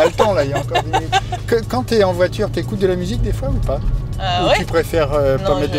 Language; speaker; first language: French; native; French